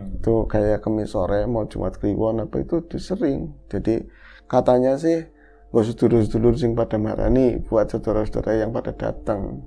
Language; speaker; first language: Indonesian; non-native, local second language; Javanese